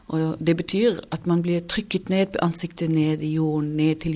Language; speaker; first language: Norwegian; non-native, fluent; German